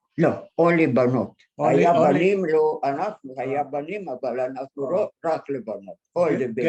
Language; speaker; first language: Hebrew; non-native, fluent; Hungarian